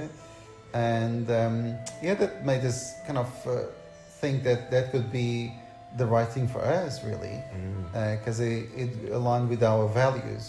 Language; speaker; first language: English; non-native, fluent; Portuguese